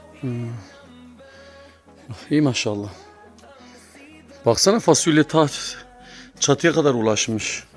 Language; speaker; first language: Turkish; native; Turkish